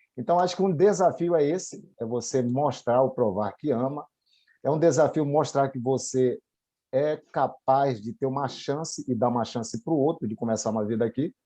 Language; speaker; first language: Portuguese; native; Portuguese